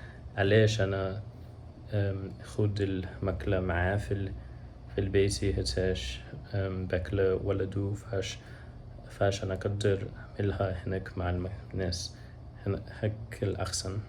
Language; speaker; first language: Arabic; non-native, learner; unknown